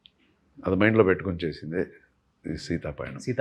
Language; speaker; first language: Telugu; native; Telugu